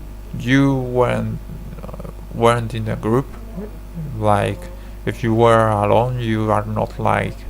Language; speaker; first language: English; non-native, learner; Spanish